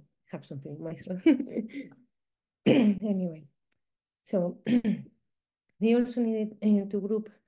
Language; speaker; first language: English; non-native, fluent; Spanish